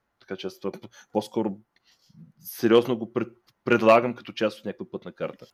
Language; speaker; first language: Bulgarian; native; Bulgarian